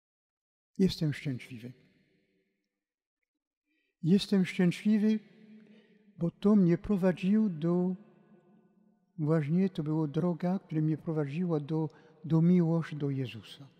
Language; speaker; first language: Polish; non-native, fluent; French